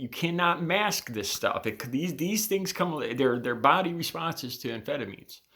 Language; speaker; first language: English; native; English